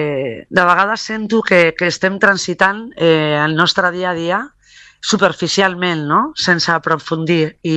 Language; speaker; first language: Catalan; non-native, local second language; Spanish